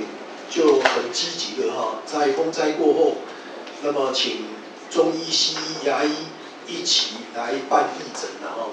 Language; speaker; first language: Chinese; native; Chinese